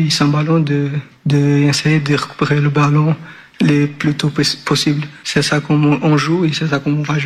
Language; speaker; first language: French; non-native, learner; Portuguese